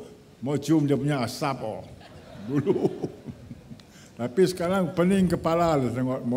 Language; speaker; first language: Malay; native; Malay